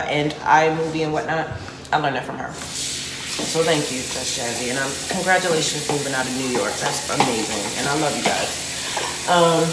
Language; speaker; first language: English; native; English